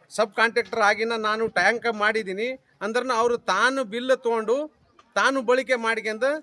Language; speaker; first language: Kannada; non-native, local second language; Lambadi